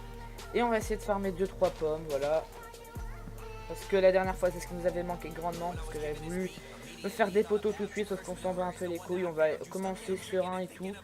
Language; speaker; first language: French; native; French